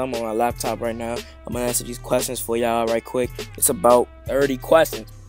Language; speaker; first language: English; native; English